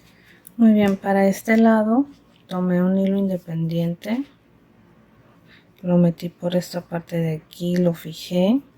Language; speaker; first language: Spanish; native; Spanish